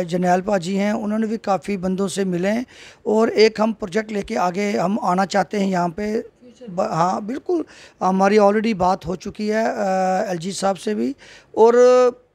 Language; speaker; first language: Hindi; native; Hindi